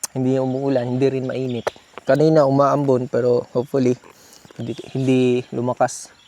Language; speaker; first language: Filipino; non-native, local second language; Cebuano